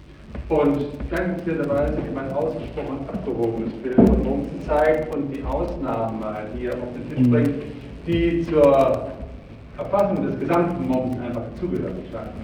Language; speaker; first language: German; native; German